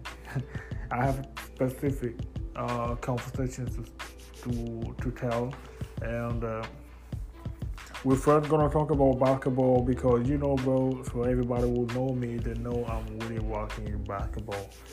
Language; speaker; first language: English; non-native, fluent; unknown